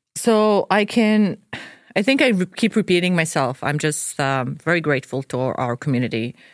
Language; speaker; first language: English; non-native, fluent; Croatian